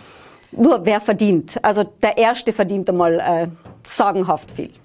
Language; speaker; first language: German; native; German